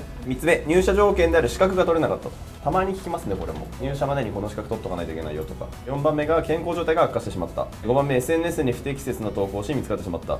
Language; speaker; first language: Japanese; native; Japanese